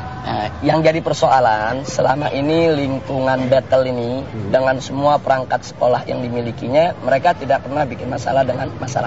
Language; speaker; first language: Indonesian; native; Indonesian